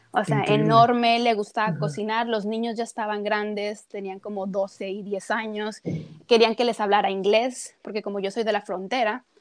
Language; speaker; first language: Spanish; native; Spanish